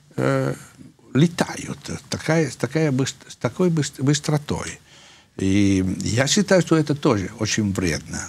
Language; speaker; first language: Russian; non-native, fluent; Italian